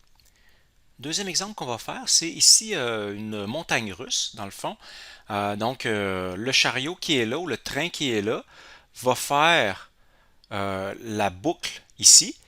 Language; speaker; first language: French; native; French